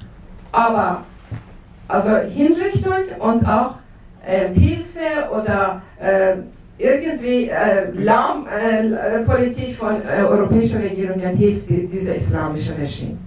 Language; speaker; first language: German; non-native, fluent; Persian